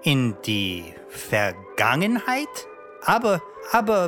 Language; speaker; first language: German; non-native, learner; English